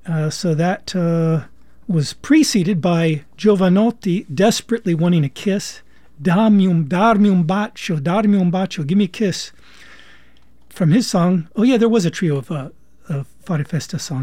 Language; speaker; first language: English; native; English